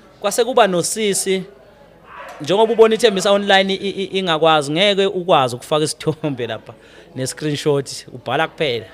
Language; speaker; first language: Zulu; native; Zulu